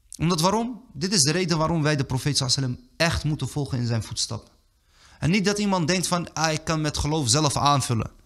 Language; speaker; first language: Dutch; early bilingual, other home language; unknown